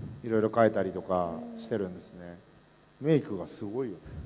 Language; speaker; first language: Japanese; native; Japanese